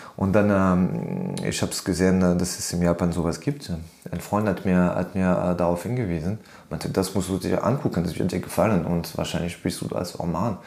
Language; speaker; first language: German; non-native, fluent; French